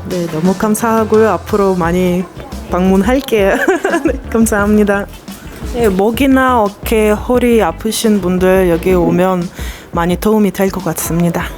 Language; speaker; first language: Korean; non-native, fluent; Russian